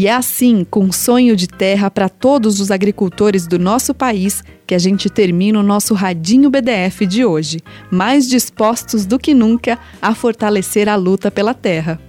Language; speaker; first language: Portuguese; native; Portuguese